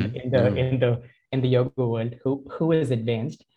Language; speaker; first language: English; non-native, local second language; Hindi